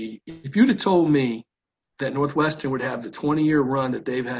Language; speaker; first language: English; native; English